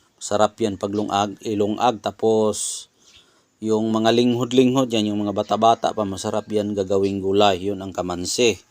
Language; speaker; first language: Filipino; non-native, local second language; Cebuano